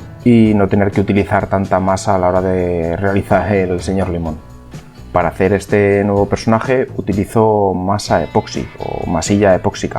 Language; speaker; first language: Spanish; native; Spanish